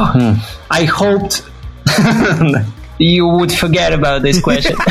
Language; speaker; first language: English; non-native, fluent; Ukrainian